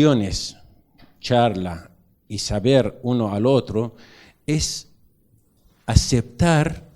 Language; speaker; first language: Spanish; non-native, learner; Arabic